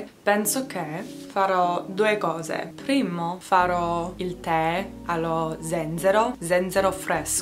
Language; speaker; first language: Italian; non-native, learner; English